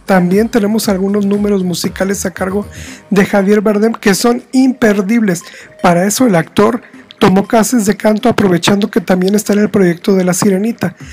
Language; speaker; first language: Spanish; native; Spanish